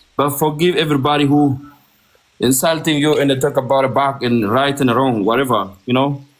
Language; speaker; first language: English; non-native, learner; Amharic